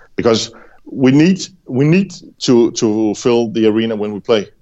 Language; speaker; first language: English; non-native, fluent; Danish